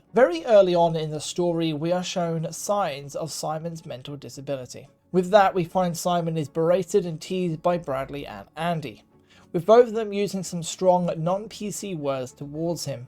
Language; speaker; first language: English; native; English